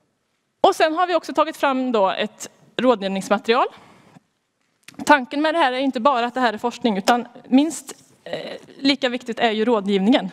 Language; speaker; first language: Swedish; native; Swedish